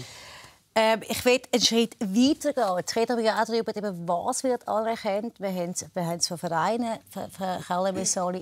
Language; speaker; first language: German; native; German